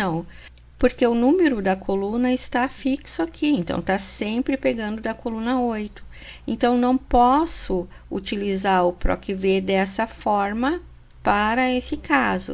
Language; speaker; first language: Portuguese; native; Portuguese